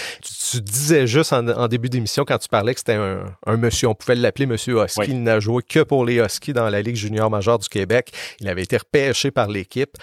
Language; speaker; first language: French; native; French